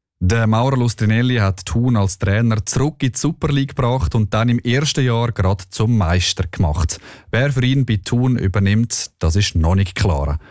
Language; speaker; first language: German; native; German